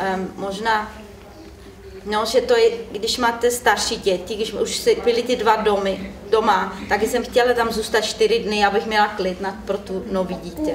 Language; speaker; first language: Czech; non-native, learner; German